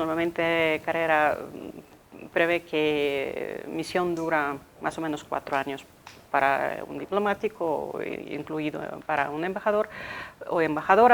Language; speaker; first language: Spanish; non-native, fluent; Ukrainian